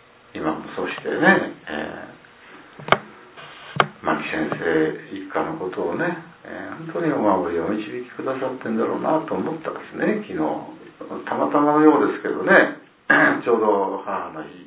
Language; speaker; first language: Japanese; native; Japanese